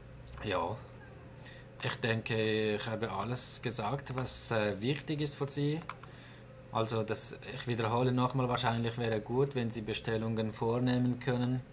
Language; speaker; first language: German; non-native, fluent; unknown